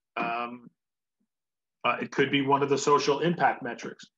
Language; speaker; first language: English; native; English